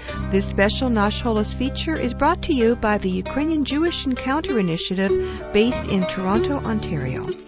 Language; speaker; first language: English; early bilingual, other home language; Ukrainian